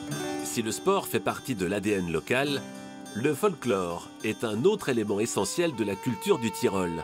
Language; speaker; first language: French; native; French